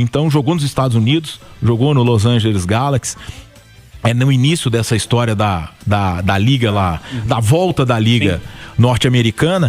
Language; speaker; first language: Portuguese; native; Portuguese